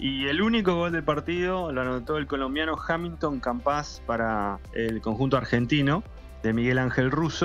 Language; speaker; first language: Spanish; native; Spanish